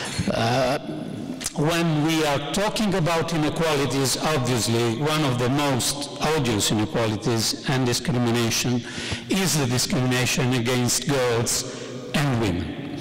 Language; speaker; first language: English; non-native, fluent; Italian